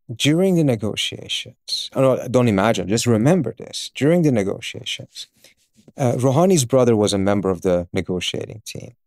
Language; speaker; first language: English; early bilingual, other home language; Swedish